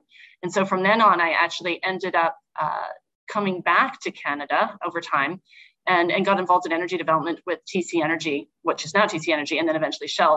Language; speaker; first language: English; native; English